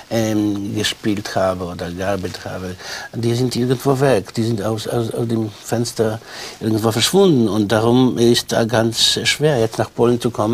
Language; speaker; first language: German; non-native, fluent; Polish